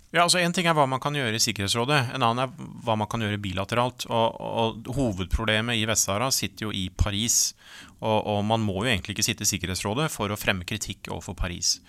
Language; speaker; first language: Norwegian; native; Norwegian